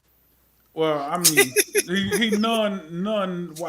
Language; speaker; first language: English; native; English